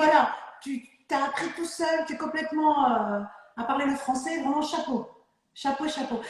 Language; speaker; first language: French; native; French